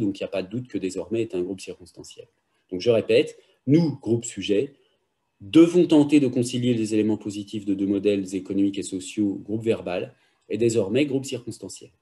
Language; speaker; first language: French; native; French